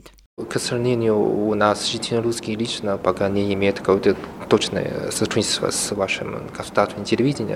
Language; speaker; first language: Russian; non-native, fluent; Chinese